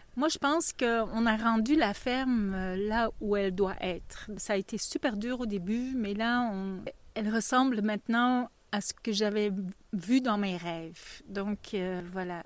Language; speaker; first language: French; native; French